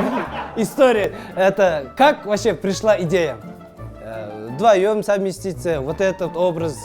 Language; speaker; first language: Russian; non-native, local second language; Kazakh